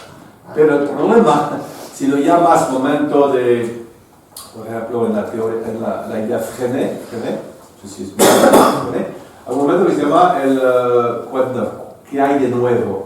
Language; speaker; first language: Spanish; non-native, fluent; French